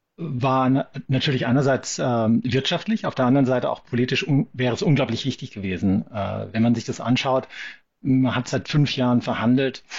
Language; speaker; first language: German; native; German